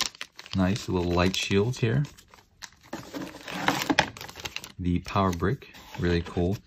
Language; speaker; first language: English; native; English